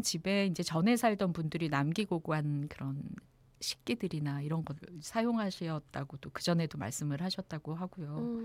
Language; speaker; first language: Korean; native; Korean